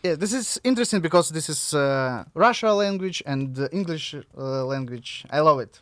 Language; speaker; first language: English; non-native, learner; Russian